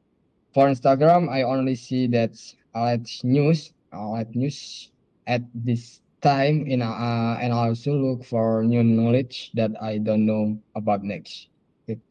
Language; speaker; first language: English; non-native, learner; Indonesian